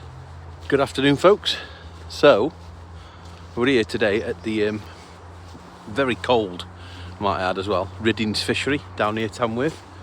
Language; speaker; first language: English; native; English